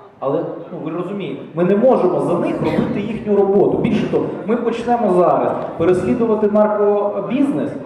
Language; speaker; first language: Ukrainian; native; Ukrainian